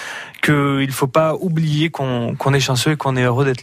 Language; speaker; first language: French; native; French